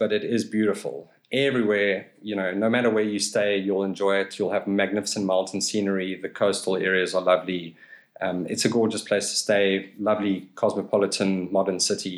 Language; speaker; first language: English; native; English